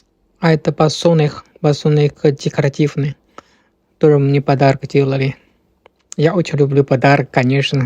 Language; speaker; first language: Russian; non-native, learner; Chinese